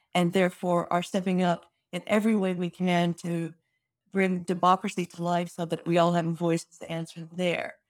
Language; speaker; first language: English; native; English